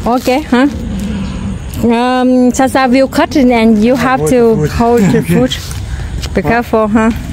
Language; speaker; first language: English; non-native, learner; Vietnamese